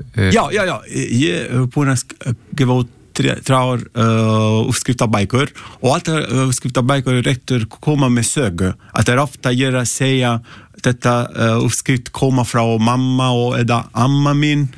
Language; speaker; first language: Icelandic; non-native, learner; Italian